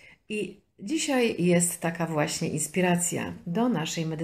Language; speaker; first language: Polish; native; Polish